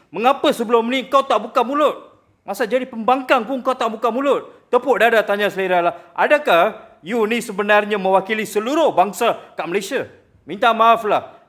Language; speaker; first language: Malay; non-native, local second language; Tamil